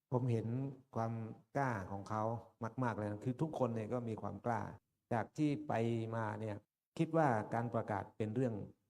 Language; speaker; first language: Thai; native; Thai